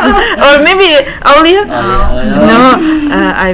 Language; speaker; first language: English; non-native, learner; Indonesian